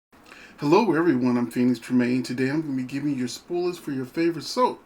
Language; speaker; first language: English; native; English